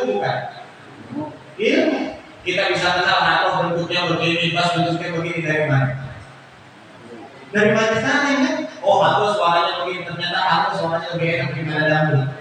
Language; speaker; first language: Indonesian; native; Indonesian